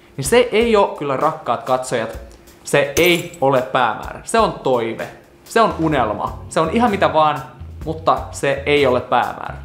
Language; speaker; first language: Finnish; non-native, fluent; Russian